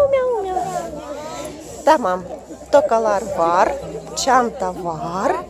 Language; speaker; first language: Turkish; non-native, learner; Russian